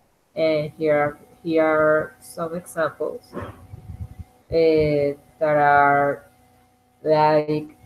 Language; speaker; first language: English; non-native, learner; Spanish